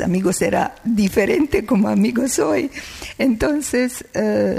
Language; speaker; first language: Spanish; non-native, learner; Serbian